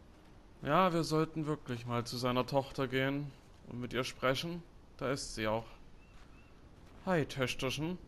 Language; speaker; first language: German; native; German